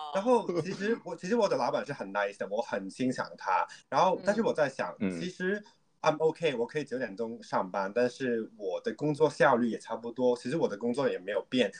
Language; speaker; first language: Chinese; non-native, local second language; Cantonese